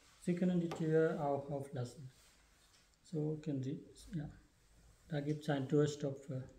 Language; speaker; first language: German; non-native, fluent; Sinhala